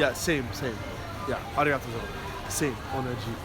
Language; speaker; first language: Japanese; non-native, learner; English